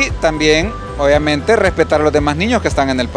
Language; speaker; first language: Spanish; native; Spanish